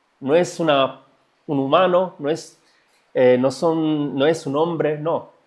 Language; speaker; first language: Spanish; non-native, fluent; Italian